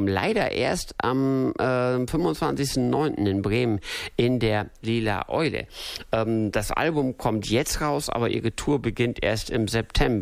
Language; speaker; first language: German; native; German